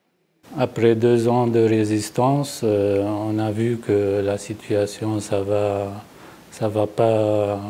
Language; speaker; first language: French; non-native, fluent; Arabic